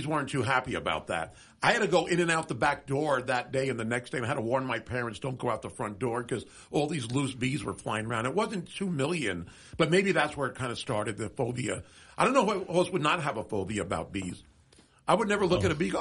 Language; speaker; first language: English; native; English